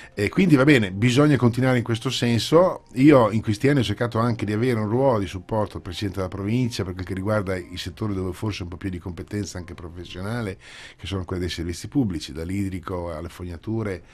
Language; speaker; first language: Italian; native; Italian